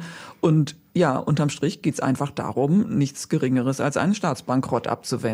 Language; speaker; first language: German; native; German